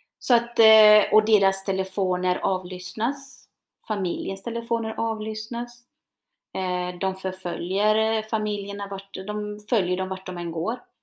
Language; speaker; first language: Swedish; early bilingual, other home language; Spanish